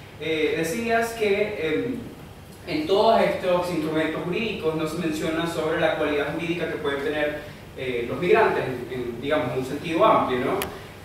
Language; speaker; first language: Spanish; native; Spanish